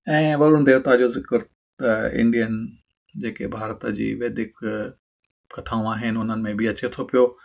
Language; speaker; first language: Sindhi; early bilingual, heritage; Sindhi